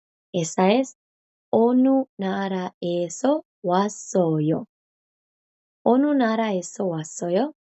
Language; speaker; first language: Korean; non-native, fluent; Spanish